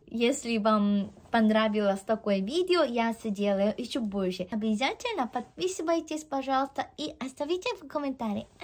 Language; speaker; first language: Russian; non-native, fluent; Korean